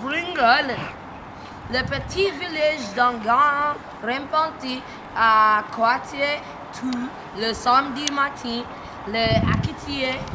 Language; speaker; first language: French; non-native, learner; English